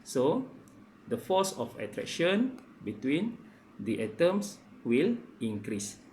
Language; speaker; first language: English; non-native, local second language; Malay